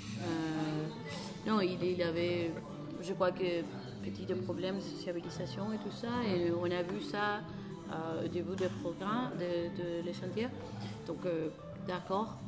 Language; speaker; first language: French; non-native, learner; Spanish